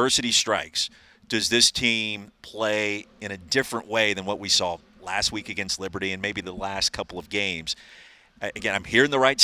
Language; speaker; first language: English; native; English